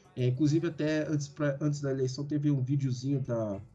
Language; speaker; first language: Portuguese; non-native, fluent; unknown